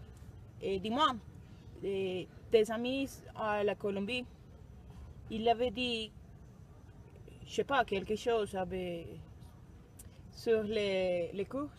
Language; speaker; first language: French; non-native, learner; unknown